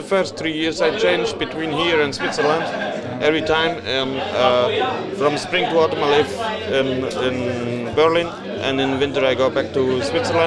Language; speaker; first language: English; non-native, learner; Swiss German